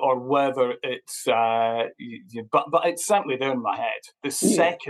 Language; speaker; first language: English; native; English